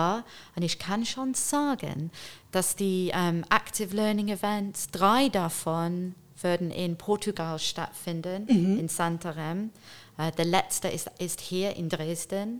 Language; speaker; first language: German; non-native, fluent; English